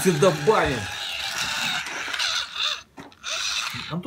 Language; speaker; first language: Russian; native; Russian